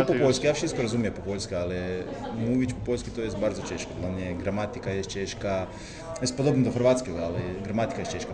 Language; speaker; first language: Polish; non-native, learner; Croatian